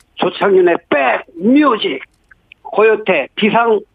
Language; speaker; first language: Korean; native; Korean